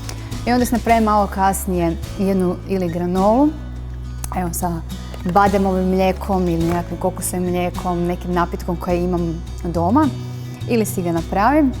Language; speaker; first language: Croatian; native; Croatian